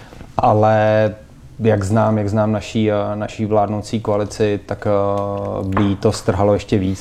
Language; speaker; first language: Czech; native; Czech